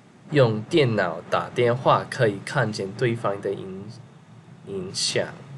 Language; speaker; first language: Chinese; non-native, learner; English